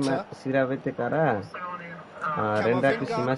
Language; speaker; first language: Japanese; non-native, learner; Nepali